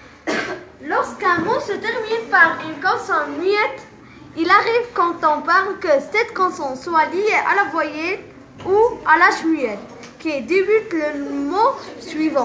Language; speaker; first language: French; non-native, learner; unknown